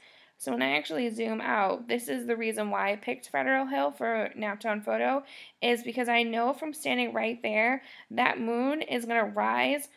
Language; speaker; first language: English; native; English